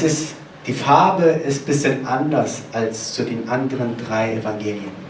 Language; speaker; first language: German; non-native, fluent; Korean